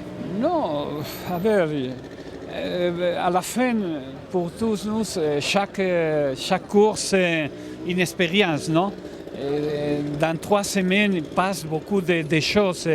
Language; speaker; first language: French; non-native, learner; Spanish